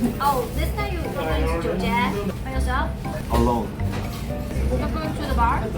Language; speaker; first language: English; non-native, learner; Chinese